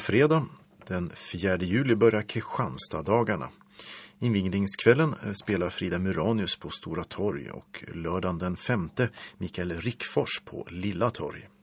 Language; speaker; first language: Swedish; native; Swedish